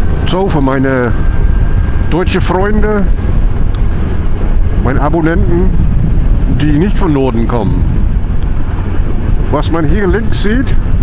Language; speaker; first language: German; non-native, fluent; English